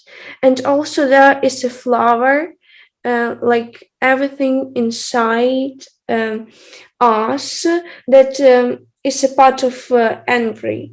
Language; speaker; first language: English; non-native, fluent; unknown